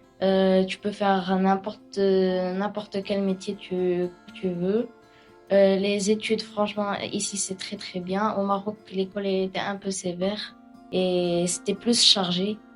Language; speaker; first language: French; non-native, local second language; Arabic